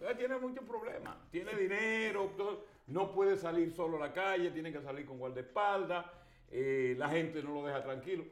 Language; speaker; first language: Spanish; native; Spanish